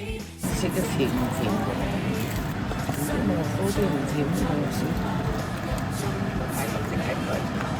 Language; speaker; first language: Cantonese; native; Cantonese